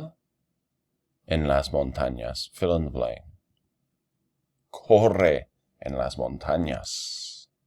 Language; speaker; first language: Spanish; non-native, fluent; English